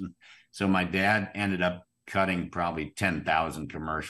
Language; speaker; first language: English; native; English